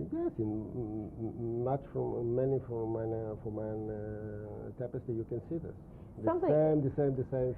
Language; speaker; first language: English; non-native, learner; Spanish